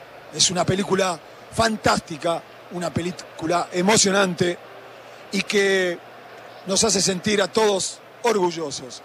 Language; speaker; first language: Spanish; native; Spanish